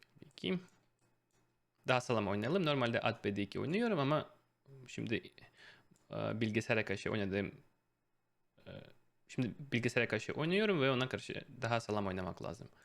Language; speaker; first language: Turkish; non-native, fluent; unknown